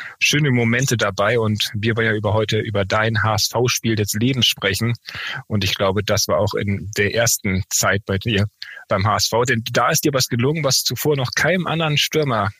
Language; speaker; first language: German; native; German